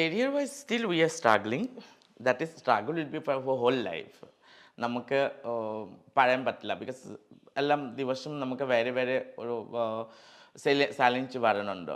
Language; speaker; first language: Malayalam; non-native, learner; Assamese